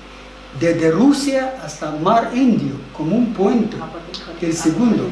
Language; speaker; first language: Spanish; non-native, learner; Persian